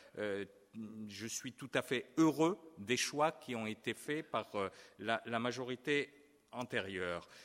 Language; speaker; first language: French; non-native, fluent; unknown